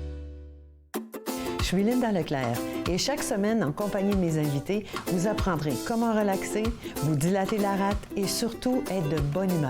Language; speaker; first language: French; native; French